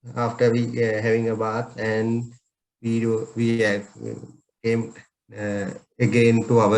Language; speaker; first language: English; non-native, learner; Sinhala